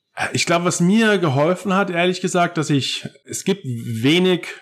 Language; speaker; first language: German; native; German